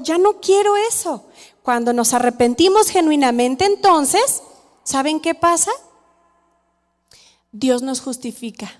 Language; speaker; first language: Spanish; native; Spanish